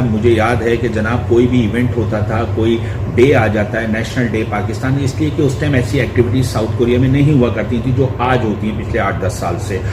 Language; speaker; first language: Urdu; native; Urdu